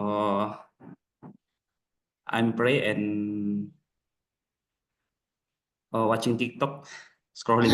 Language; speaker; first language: English; non-native, learner; Indonesian